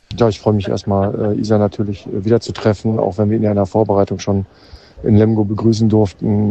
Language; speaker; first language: German; native; German